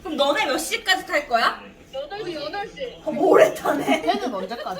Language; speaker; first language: Korean; native; Korean